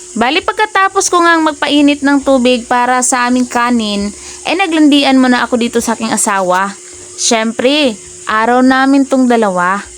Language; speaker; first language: Filipino; non-native, local second language; Cebuano